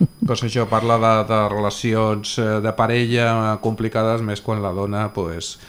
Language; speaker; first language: Catalan; non-native, local second language; Spanish